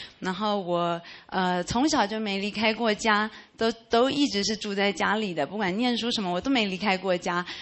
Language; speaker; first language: Chinese; native; Chinese